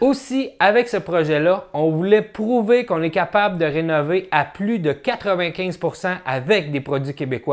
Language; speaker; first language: French; native; French